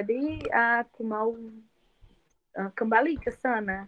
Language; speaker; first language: Indonesian; non-native, learner; Portuguese